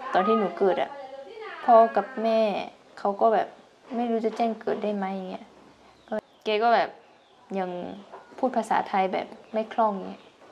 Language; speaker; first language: Thai; non-native, local second language; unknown